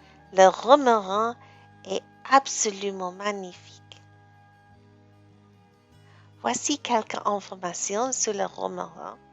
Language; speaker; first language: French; non-native, learner; English